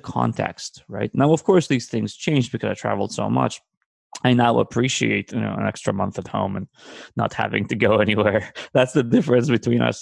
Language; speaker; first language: English; non-native, fluent; Hebrew